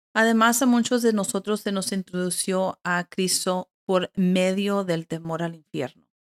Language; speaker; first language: Spanish; early bilingual, heritage; Spanish